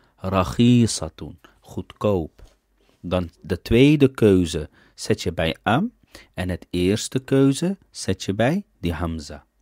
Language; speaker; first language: Dutch; early bilingual, other home language; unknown